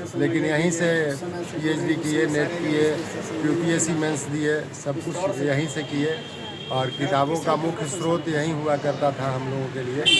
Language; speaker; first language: Hindi; native; Hindi